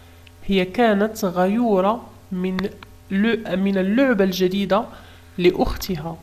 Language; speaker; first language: Arabic; native; Arabic